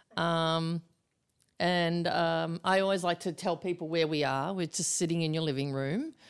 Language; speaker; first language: English; native; English